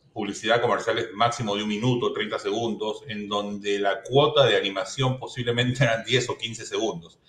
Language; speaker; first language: Spanish; native; Spanish